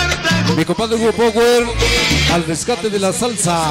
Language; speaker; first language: Spanish; native; Spanish